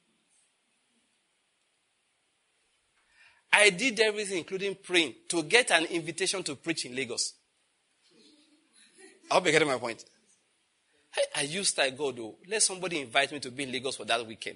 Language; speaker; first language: English; non-native, local second language; Yoruba